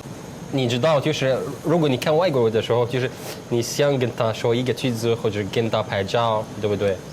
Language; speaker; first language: Chinese; non-native, learner; Arabic